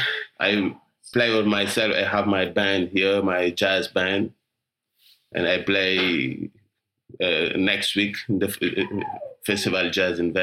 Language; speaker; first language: English; non-native, learner; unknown